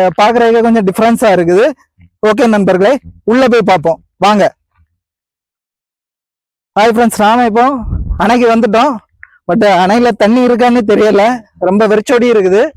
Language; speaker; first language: Tamil; native; Tamil